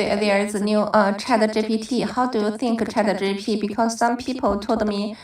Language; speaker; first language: English; non-native, learner; Chinese